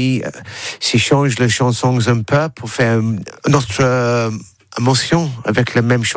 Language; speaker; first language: French; non-native, learner; English